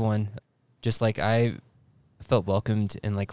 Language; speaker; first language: English; native; English